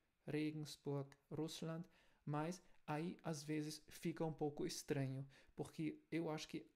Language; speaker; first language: Portuguese; non-native, fluent; German